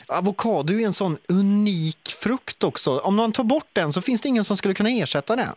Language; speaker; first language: Swedish; native; Swedish